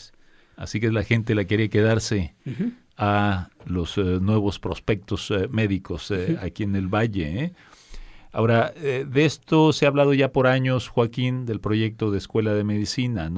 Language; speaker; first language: Spanish; native; Spanish